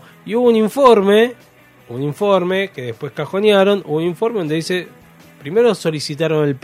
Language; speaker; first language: Spanish; native; Spanish